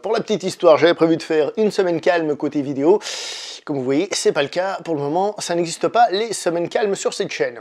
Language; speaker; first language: French; native; French